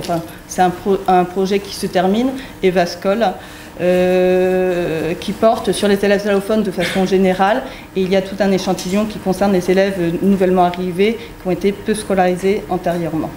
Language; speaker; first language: French; native; French